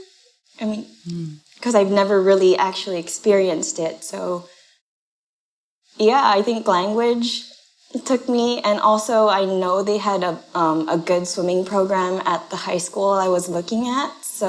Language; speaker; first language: English; non-native, fluent; Japanese